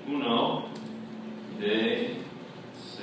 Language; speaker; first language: Spanish; non-native, fluent; English